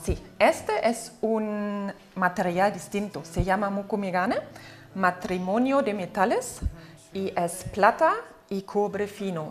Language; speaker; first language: Spanish; non-native, fluent; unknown